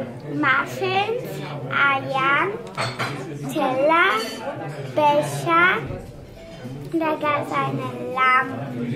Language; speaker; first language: German; non-native, learner; Polish